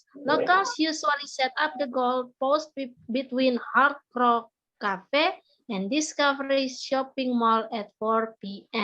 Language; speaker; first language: English; non-native, learner; Indonesian